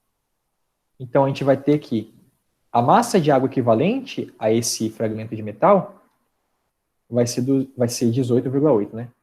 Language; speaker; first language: Portuguese; native; Portuguese